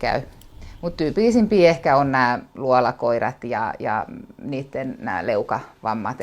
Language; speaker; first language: Finnish; native; Finnish